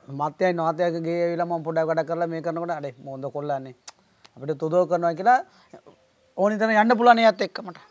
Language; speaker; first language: Sinhala; non-native, local second language; Tamil